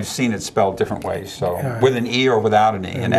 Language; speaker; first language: English; native; English